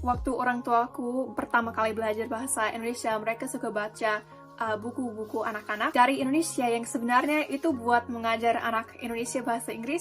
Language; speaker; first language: Indonesian; non-native, fluent; English